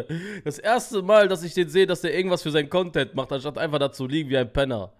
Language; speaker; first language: German; native; German